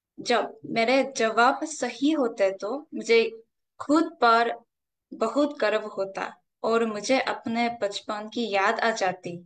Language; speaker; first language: Hindi; non-native, fluent; Korean